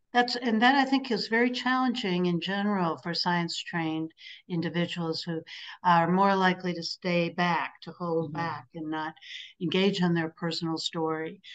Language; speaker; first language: English; native; English